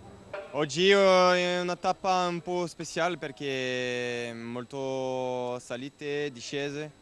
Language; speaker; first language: Italian; non-native, learner; French